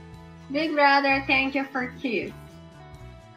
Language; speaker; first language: English; non-native, learner; Russian